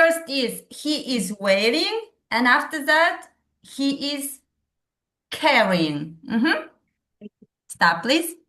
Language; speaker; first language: English; non-native, fluent; Kazakh